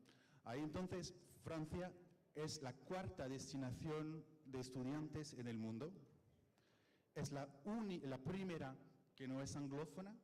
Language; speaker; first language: Spanish; non-native, fluent; French